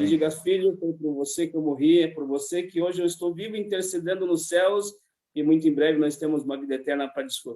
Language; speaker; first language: Portuguese; native; Portuguese